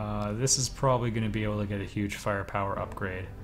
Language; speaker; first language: English; native; English